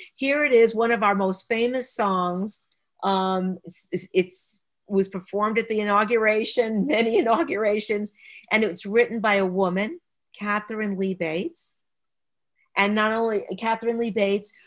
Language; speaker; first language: English; native; English